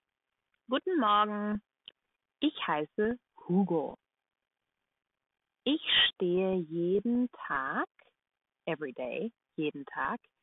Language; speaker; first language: German; non-native, fluent; English